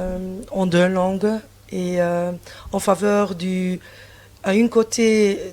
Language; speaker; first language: French; non-native, fluent; Turkish